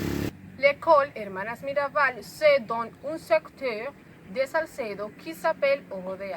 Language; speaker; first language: French; non-native, learner; Spanish